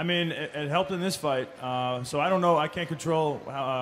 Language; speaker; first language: English; native; English